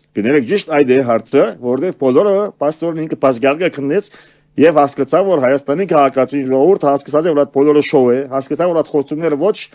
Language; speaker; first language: Armenian; early bilingual, heritage; Armenian